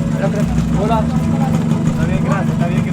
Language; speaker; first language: Spanish; non-native, learner; Hindi